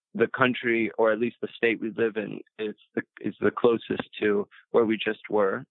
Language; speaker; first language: English; early bilingual, other home language; Spanish